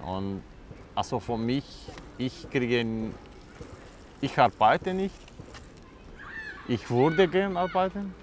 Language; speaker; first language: German; non-native, learner; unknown